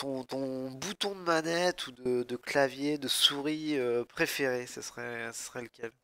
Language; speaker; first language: French; native; French